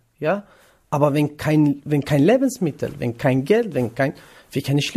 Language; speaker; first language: German; non-native, learner; Kurdish